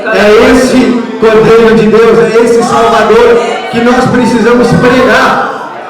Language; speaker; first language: Portuguese; native; Portuguese